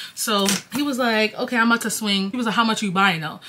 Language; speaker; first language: English; native; English